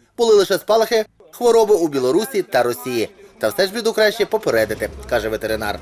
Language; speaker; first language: Ukrainian; native; Ukrainian